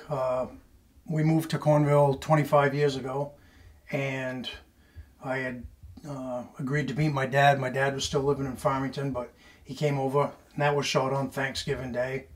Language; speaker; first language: English; native; English